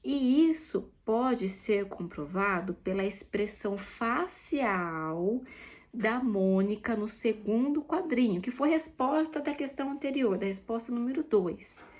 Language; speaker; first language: Portuguese; native; Portuguese